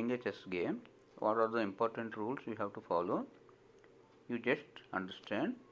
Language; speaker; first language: English; non-native, local second language; Telugu